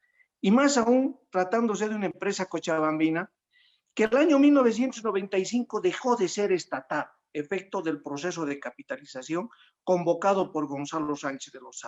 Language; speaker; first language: Spanish; native; Spanish